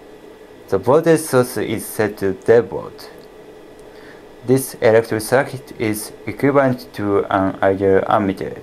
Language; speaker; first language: English; non-native, fluent; Japanese